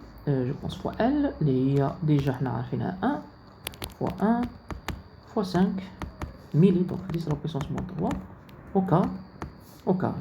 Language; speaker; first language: French; non-native, local second language; Arabic